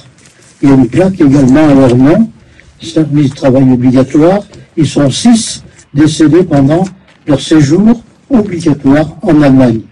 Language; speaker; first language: French; native; French